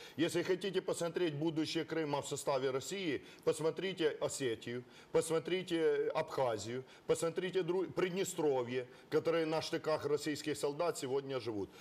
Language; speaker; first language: Russian; non-native, local second language; Ukrainian